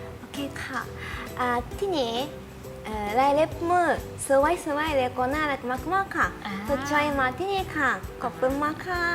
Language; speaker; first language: Thai; non-native, learner; Japanese